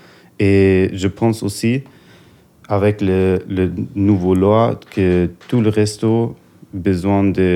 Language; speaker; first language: French; non-native, learner; German